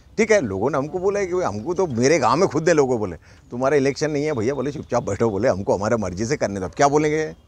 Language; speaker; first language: Hindi; non-native, local second language; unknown